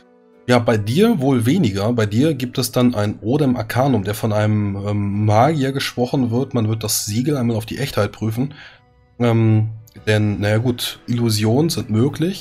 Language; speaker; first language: German; native; German